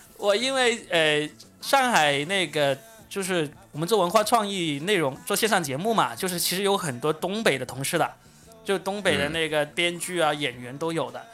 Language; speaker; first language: Chinese; native; Chinese